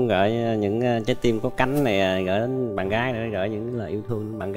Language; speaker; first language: Vietnamese; native; Vietnamese